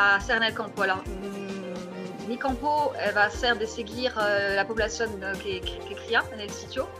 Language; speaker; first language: Spanish; non-native, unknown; French